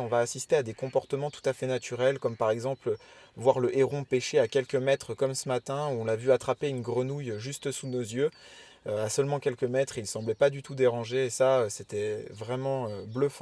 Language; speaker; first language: French; native; French